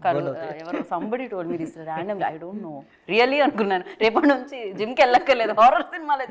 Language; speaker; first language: Telugu; native; Telugu